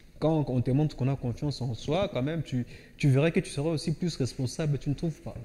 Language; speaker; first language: French; non-native, local second language; Swahili